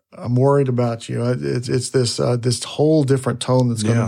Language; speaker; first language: English; native; English